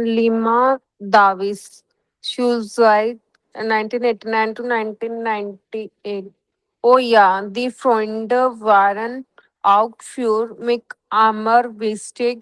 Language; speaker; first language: German; non-native, learner; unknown